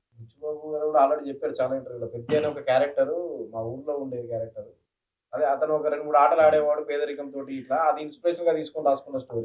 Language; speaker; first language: Telugu; native; Telugu